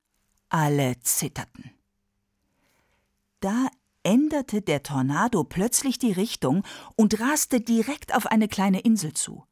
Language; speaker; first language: German; native; German